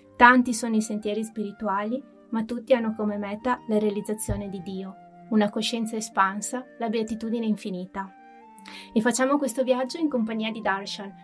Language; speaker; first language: Italian; native; Italian